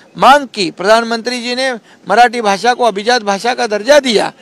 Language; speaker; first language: Hindi; non-native, local second language; Marathi